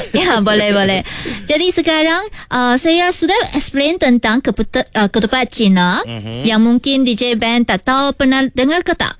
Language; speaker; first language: Malay; non-native, local second language; Chinese